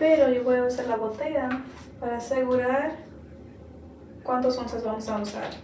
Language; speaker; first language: Spanish; non-native, learner; English